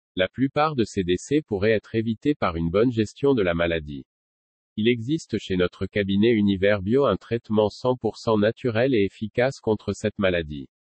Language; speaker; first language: French; non-native, local second language; Wolof